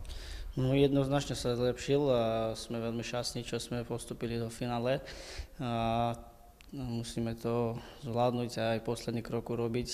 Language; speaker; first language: Slovak; non-native, learner; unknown